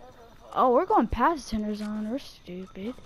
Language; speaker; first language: English; native; English